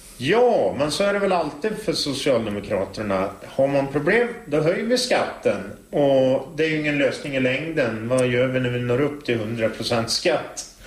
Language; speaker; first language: Swedish; native; Swedish